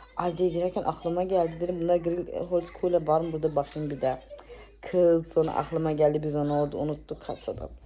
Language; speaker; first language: Turkish; early bilingual, heritage; Turkish